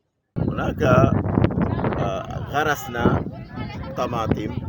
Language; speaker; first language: Arabic; non-native, fluent; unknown